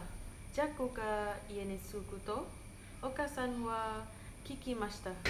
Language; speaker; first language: Japanese; non-native, learner; Indonesian